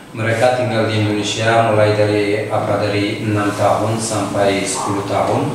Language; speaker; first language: Indonesian; non-native, fluent; Persian